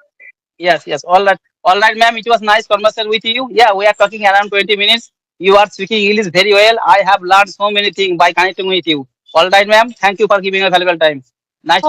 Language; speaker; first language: English; non-native, learner; Bangla